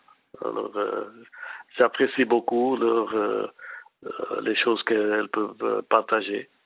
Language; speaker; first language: French; non-native, fluent; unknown